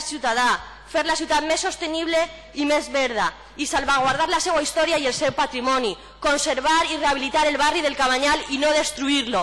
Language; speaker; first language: Catalan; native; Catalan